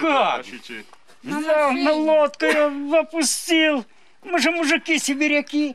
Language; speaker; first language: Russian; native; Russian